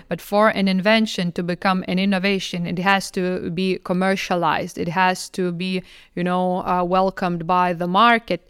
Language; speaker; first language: English; non-native, fluent; Lithuanian